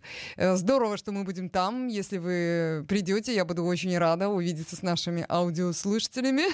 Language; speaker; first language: Russian; native; Russian